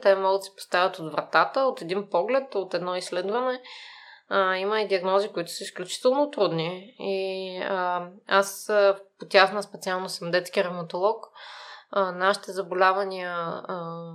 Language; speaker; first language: Bulgarian; native; Bulgarian